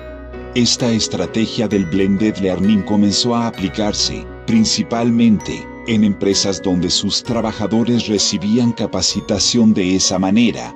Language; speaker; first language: Spanish; native; Spanish